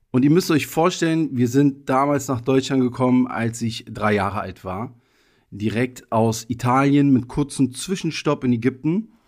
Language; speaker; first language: German; early bilingual, other home language; Italian